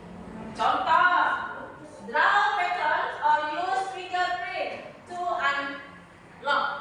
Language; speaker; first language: English; non-native, learner; Indonesian